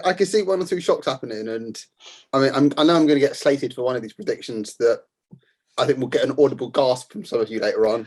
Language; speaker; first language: English; native; English